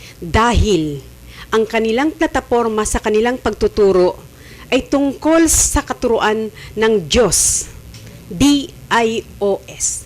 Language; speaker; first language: Filipino; native; Filipino